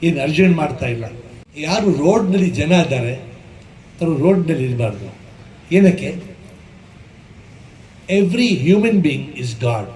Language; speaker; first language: Kannada; non-native, local second language; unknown